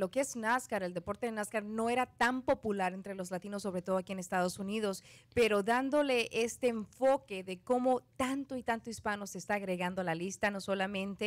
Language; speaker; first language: Spanish; native; Spanish